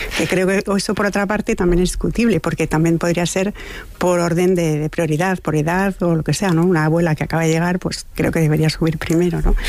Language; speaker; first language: Spanish; non-native, fluent; French